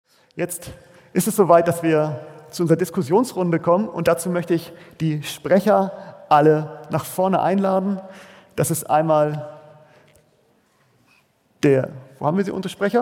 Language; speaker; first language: German; native; German